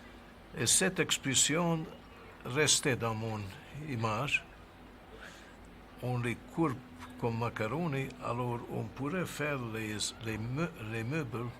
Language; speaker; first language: French; non-native, fluent; Hungarian